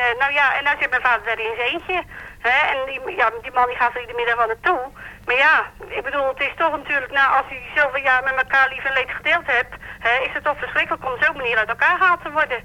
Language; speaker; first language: Dutch; native; Dutch